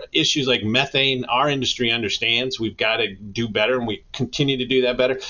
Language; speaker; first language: English; native; English